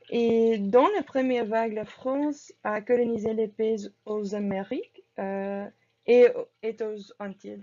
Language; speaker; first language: French; non-native, learner; English